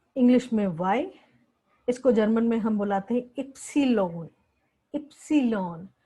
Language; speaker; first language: Hindi; native; Hindi